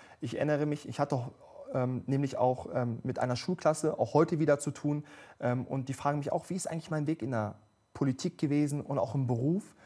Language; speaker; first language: German; early bilingual, other home language; Bosnian